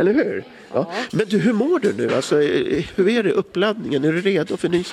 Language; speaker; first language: Swedish; native; Swedish